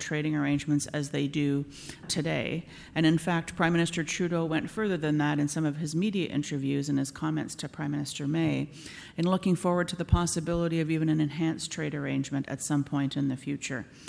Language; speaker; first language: English; native; English